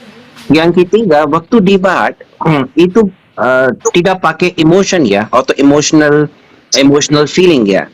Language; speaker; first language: Indonesian; non-native, learner; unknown